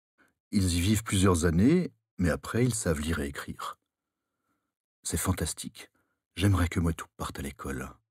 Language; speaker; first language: French; native; French